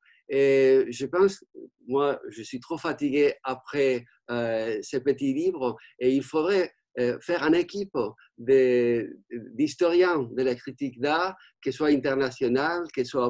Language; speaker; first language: French; non-native, fluent; Spanish